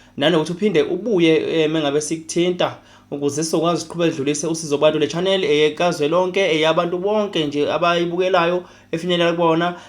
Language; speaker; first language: Zulu; native; Zulu